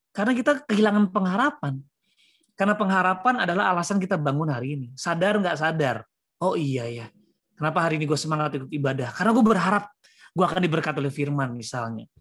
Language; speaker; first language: Indonesian; native; Indonesian